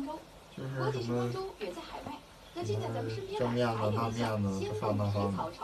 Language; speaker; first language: Chinese; native; Chinese